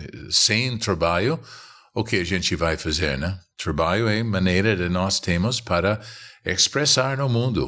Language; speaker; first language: Portuguese; non-native, fluent; English